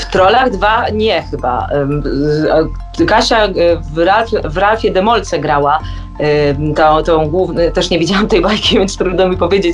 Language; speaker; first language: Polish; native; Polish